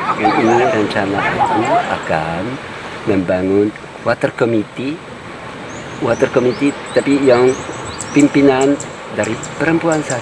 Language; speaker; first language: Indonesian; non-native, fluent; French